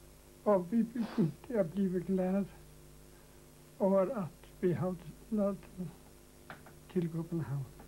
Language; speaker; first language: Danish; non-native, local second language; Faroese